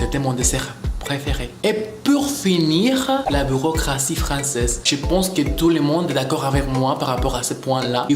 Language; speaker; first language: French; non-native, fluent; Spanish